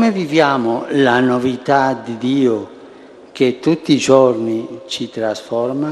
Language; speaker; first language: Italian; non-native, fluent; Spanish